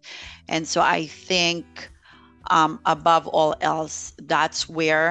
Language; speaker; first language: English; non-native, local second language; Filipino